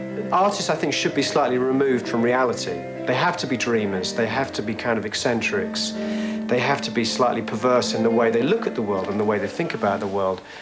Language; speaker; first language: English; native; English